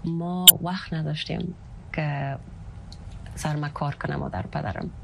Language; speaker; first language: Persian; early bilingual, heritage; Persian